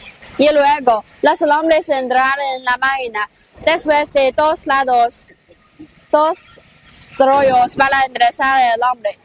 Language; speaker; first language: Spanish; non-native, learner; Chinese